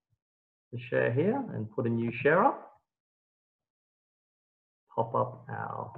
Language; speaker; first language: English; native; English